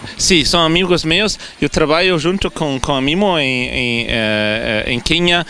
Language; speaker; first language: Portuguese; non-native, fluent; German